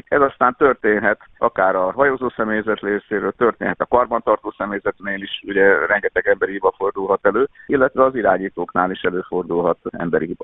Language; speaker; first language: Hungarian; native; Hungarian